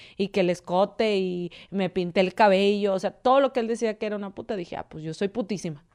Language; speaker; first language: Spanish; native; Spanish